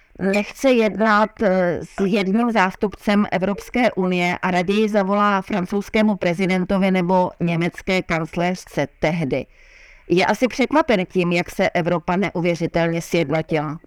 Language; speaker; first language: Czech; native; Czech